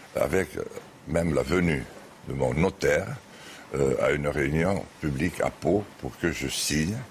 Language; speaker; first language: French; native; French